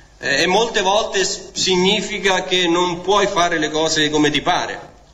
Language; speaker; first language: Italian; native; Italian